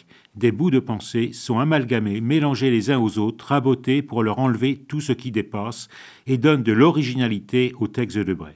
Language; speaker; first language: French; native; French